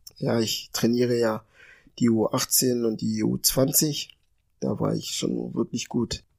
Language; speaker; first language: German; early bilingual, other home language; Ga